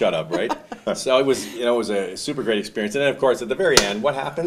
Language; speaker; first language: English; native; English